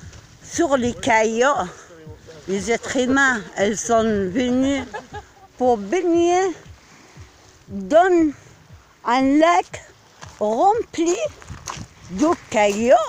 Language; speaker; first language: French; non-native, learner; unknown